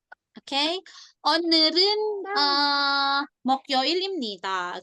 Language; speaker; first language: Korean; non-native, fluent; Indonesian